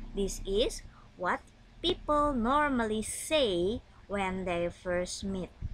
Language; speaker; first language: English; non-native, fluent; Indonesian